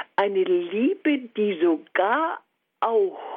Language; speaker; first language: German; native; German